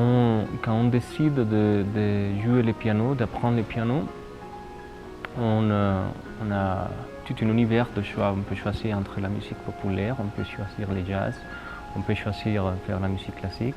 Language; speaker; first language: French; non-native, fluent; Spanish